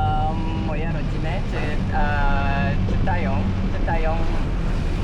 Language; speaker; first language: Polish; non-native, learner; Indonesian